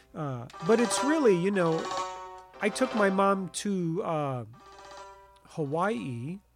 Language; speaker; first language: English; native; English